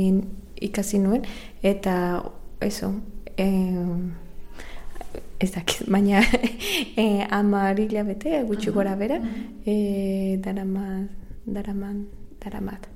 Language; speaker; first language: Basque; non-native, learner; Spanish